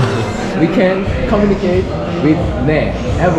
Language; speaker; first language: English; non-native, learner; Korean